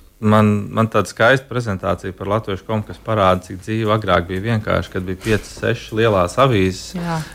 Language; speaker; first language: Latvian; native; Latvian